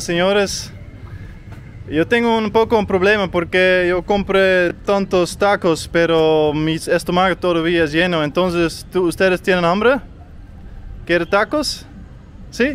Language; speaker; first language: Spanish; non-native, learner; Dutch